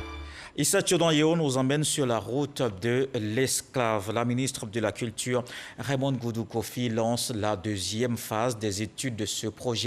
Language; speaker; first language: French; native; French